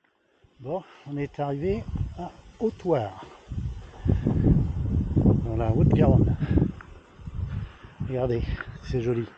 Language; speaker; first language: French; native; French